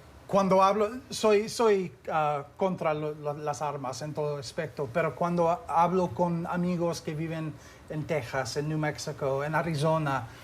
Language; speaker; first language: Spanish; non-native, fluent; English